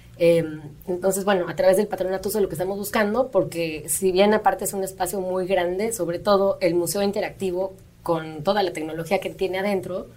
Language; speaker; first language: Spanish; native; Spanish